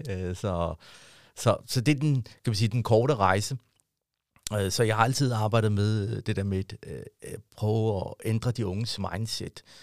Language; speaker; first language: Danish; early bilingual, other home language; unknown